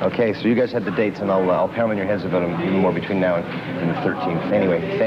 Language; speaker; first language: English; native; English